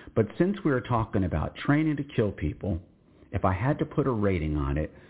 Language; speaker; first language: English; native; English